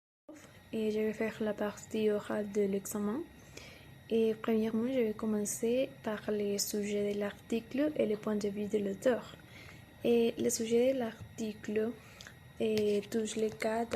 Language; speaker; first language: French; non-native, learner; Spanish